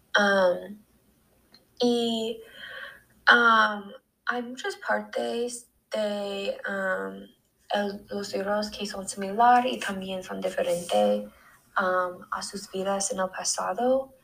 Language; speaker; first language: Spanish; non-native, learner; English